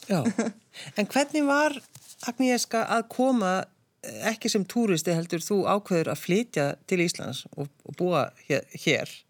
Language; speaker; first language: Icelandic; native; Icelandic